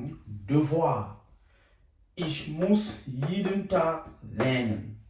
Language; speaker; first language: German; non-native, fluent; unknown